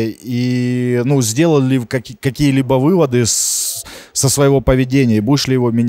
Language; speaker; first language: Russian; native; Russian